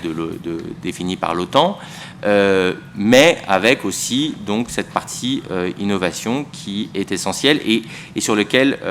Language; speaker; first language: French; native; French